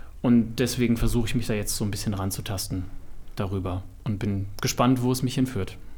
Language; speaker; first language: German; native; German